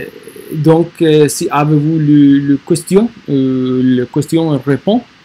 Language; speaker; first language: French; non-native, learner; English